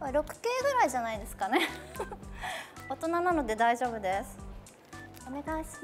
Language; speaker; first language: Japanese; native; Japanese